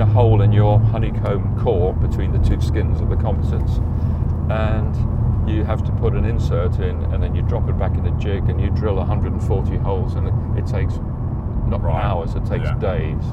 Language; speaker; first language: English; native; English